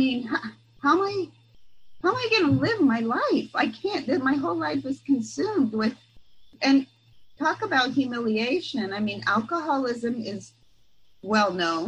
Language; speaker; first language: English; native; English